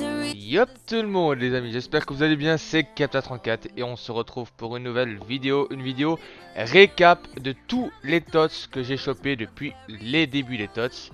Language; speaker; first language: French; native; French